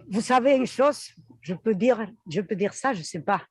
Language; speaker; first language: French; non-native, fluent; Spanish